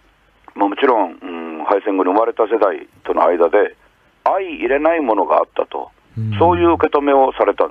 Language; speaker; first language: Japanese; native; Japanese